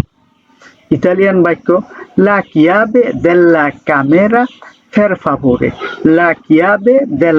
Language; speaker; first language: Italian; non-native, learner; Bangla